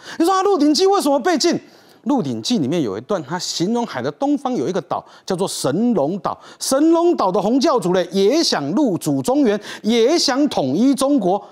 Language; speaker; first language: Chinese; native; Chinese